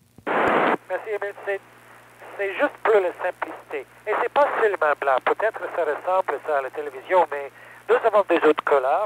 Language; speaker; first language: French; non-native, learner; English